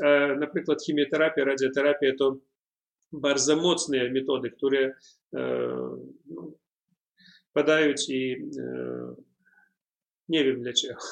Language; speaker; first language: Polish; non-native, learner; Belarusian